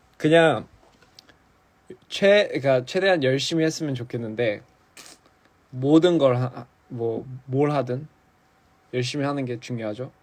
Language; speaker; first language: Korean; early bilingual, heritage; English